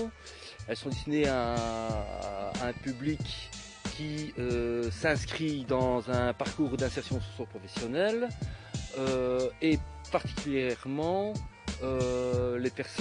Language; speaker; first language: French; native; French